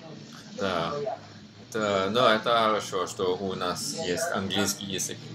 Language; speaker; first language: Russian; non-native, learner; Norwegian